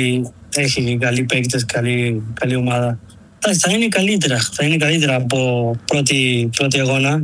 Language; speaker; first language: Greek; non-native, learner; Spanish